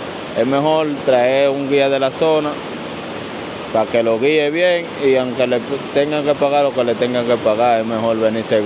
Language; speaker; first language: Spanish; native; Spanish